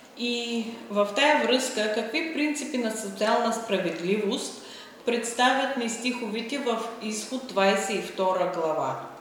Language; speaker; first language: Bulgarian; non-native, fluent; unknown